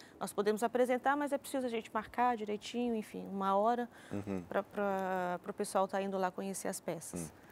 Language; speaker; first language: Portuguese; native; Portuguese